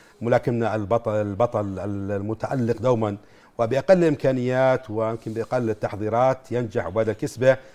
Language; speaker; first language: Arabic; native; Arabic